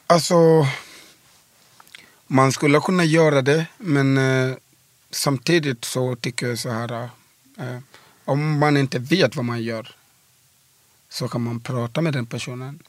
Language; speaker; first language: Swedish; early bilingual, other home language; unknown